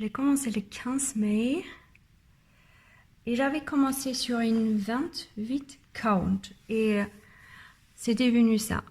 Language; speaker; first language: French; non-native, learner; German